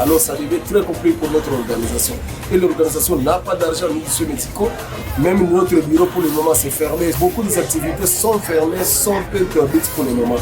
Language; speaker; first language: French; non-native, local second language; Swahili